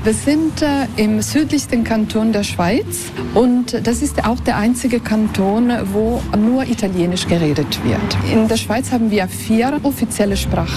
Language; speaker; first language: German; non-native, local second language; Italian